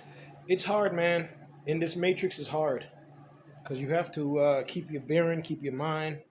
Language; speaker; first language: English; native; English